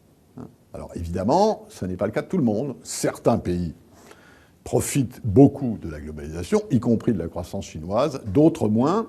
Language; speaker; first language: French; native; French